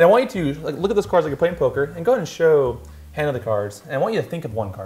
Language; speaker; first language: English; native; English